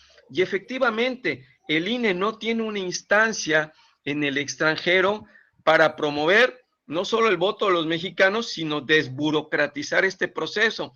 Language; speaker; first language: Spanish; native; Spanish